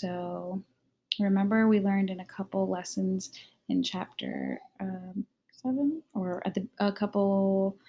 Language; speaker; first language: English; native; English